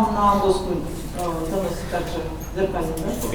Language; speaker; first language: Russian; native; Russian